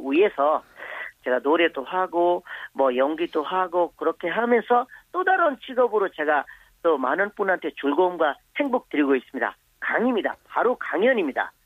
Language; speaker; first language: Korean; non-native, fluent; Bangla